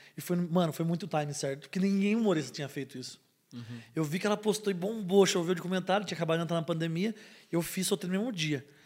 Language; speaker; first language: Portuguese; native; Portuguese